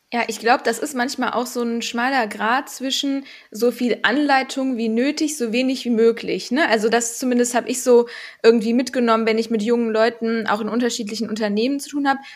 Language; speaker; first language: German; native; German